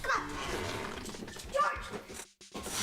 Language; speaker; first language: English; native; English